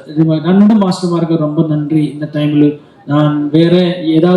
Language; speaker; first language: Tamil; non-native, learner; Malayalam